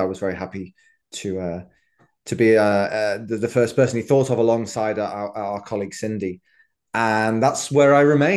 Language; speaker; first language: English; native; English